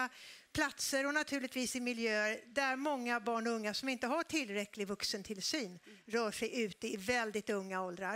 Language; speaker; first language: Swedish; native; Swedish